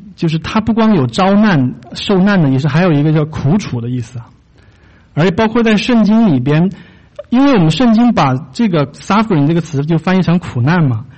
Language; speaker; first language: Chinese; native; Chinese